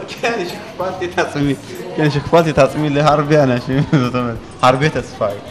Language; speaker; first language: Hebrew; non-native, fluent; Amharic